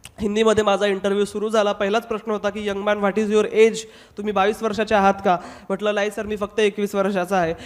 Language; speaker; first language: Marathi; non-native, local second language; Hindi